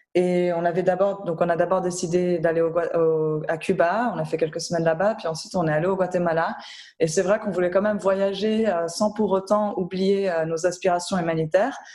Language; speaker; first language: French; native; French